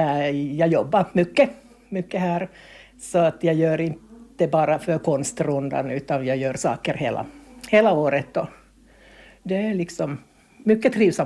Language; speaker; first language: Swedish; non-native, local second language; Finnish